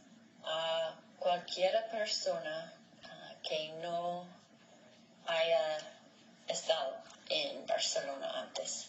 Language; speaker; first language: Spanish; non-native, learner; English